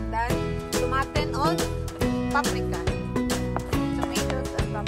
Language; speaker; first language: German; non-native, learner; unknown